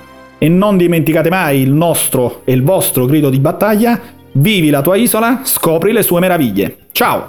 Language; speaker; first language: Italian; native; Italian